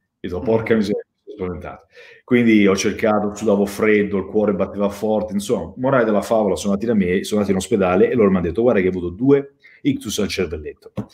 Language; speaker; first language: Italian; early bilingual, heritage; Italian